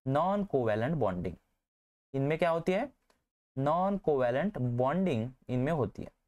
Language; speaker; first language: Hindi; non-native, local second language; Marathi